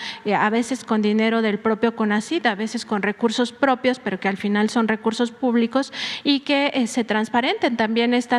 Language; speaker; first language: Spanish; native; Spanish